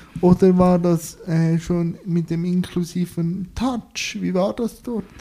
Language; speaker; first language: German; native; German